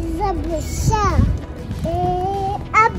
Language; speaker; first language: Portuguese; early bilingual, heritage; Portuguese